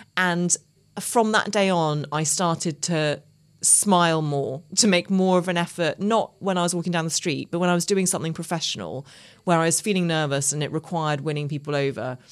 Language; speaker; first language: English; native; English